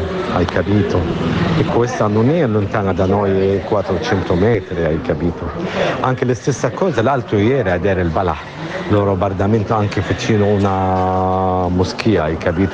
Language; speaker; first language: Italian; non-native, learner; Arabic